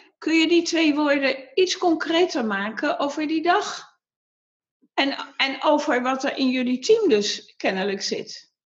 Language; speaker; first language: Dutch; native; Dutch